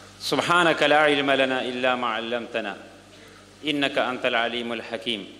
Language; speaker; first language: Arabic; non-native, fluent; Malayalam